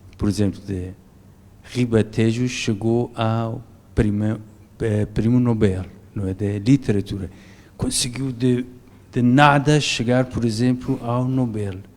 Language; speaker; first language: Portuguese; non-native, fluent; Persian